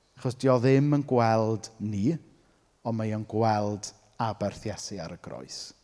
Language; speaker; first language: Welsh; native; Welsh